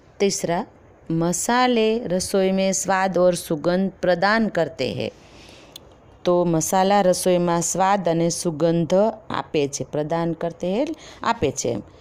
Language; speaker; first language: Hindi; non-native, local second language; Gujarati